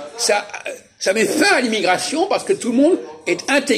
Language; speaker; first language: French; native; French